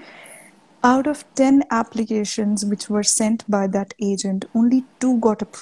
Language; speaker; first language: English; non-native, local second language; Punjabi